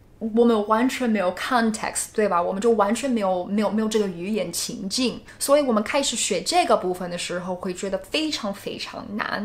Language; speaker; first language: Chinese; non-native, fluent; English